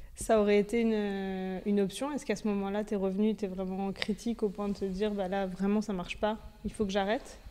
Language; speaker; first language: French; native; French